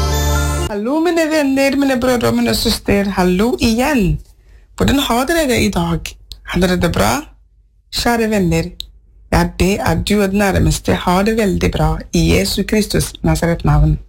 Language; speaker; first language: Norwegian; non-native, fluent; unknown